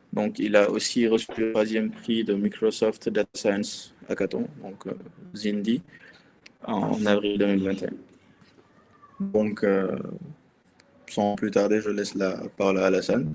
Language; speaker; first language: French; non-native, local second language; Wolof